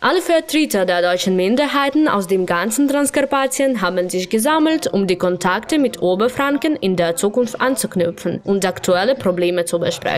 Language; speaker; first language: German; non-native, fluent; Ukrainian